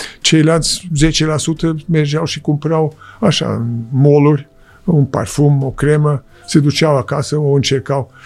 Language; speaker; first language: Romanian; early bilingual, heritage; Romanian